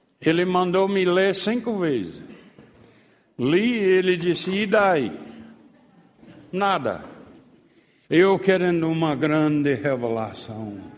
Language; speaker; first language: Portuguese; non-native, fluent; English